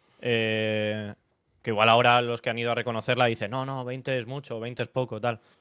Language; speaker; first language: Spanish; native; Spanish